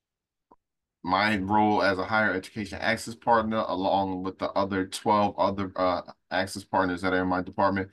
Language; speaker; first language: English; native; English